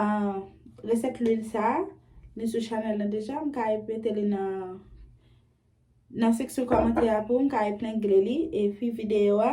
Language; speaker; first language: French; non-native, learner; Haitian Creole